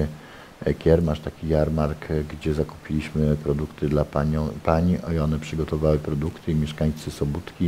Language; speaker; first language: Polish; native; Polish